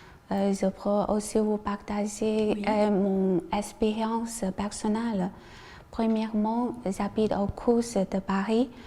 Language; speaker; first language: French; non-native, learner; Chinese